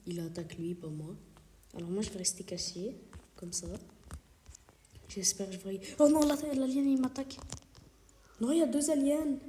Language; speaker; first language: French; native; French